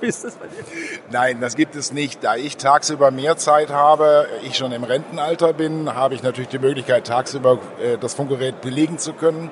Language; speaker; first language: German; native; German